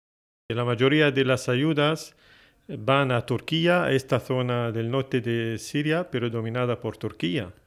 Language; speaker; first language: Spanish; non-native, fluent; Arabic